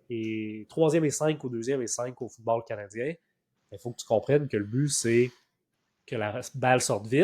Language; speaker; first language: French; native; French